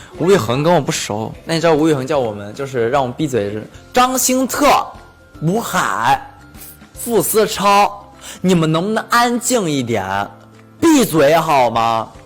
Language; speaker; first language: Chinese; native; Chinese